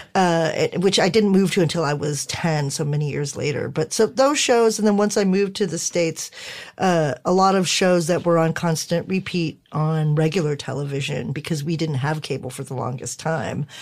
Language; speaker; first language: English; early bilingual, other home language; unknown